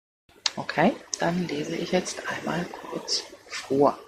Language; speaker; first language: German; native; German